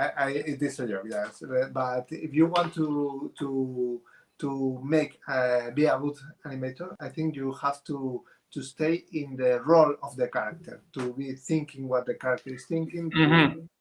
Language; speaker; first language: English; non-native, fluent; Spanish